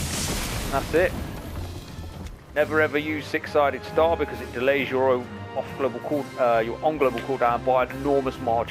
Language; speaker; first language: English; native; English